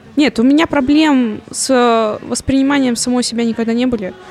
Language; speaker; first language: Russian; native; Russian